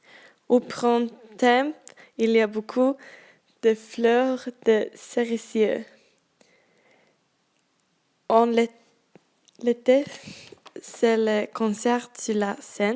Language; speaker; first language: French; non-native, learner; Swedish